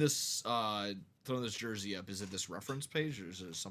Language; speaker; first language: English; native; English